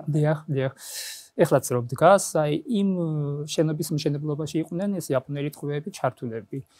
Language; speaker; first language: Georgian; non-native, fluent; Japanese